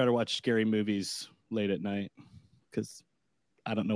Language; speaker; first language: English; native; English